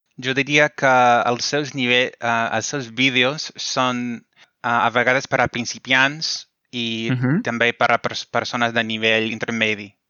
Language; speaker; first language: Catalan; non-native, fluent; English